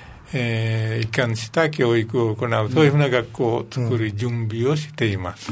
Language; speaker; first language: Japanese; non-native, fluent; Sinhala